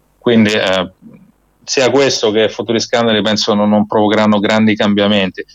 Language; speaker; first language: Italian; non-native, fluent; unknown